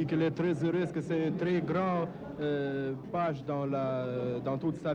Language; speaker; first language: French; non-native, learner; Russian